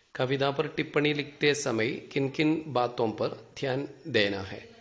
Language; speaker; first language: Hindi; non-native, local second language; Malayalam